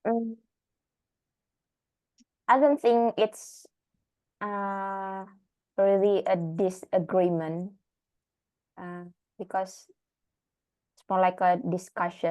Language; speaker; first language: English; non-native, learner; Indonesian